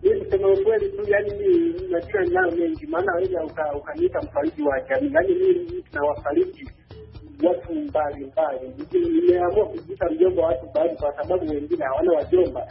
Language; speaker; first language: Swahili; non-native, local second language; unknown